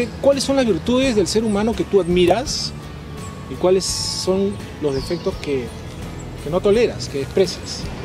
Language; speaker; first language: Spanish; native; Spanish